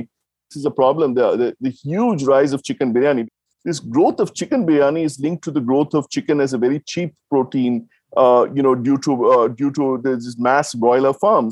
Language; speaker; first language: English; non-native, local second language; Tamil